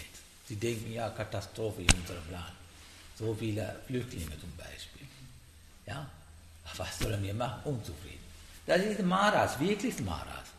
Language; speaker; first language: German; non-native, learner; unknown